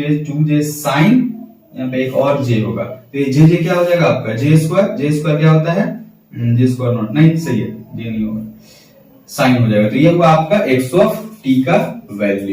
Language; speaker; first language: Hindi; native; Hindi